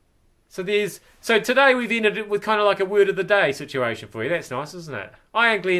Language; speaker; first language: English; native; English